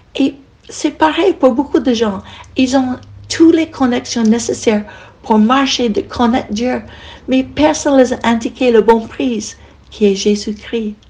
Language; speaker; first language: French; non-native, fluent; English